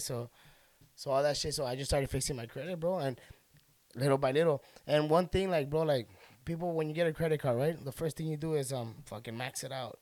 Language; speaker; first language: English; early bilingual, other home language; Spanish